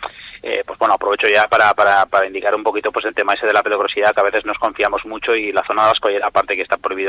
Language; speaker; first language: Spanish; native; Spanish